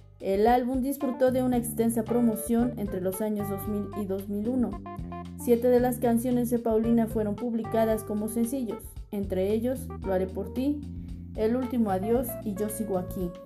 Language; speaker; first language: Spanish; native; Spanish